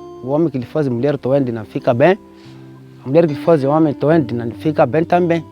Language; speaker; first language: Portuguese; non-native, local second language; Makhuwa